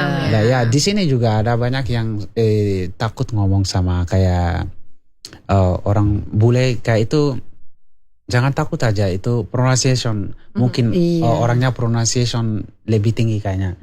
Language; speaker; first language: Indonesian; non-native, learner; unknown